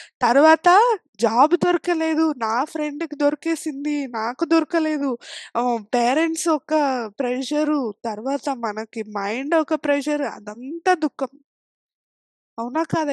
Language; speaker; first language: Telugu; non-native, fluent; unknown